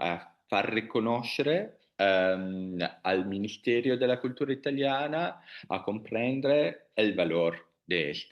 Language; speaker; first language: Spanish; non-native, learner; Italian